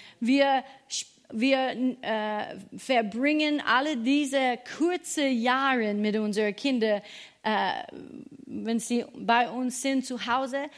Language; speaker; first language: German; non-native, fluent; English